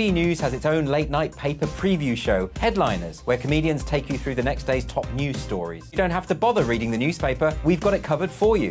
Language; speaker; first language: English; native; English